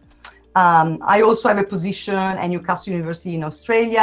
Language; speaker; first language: English; non-native, fluent; Italian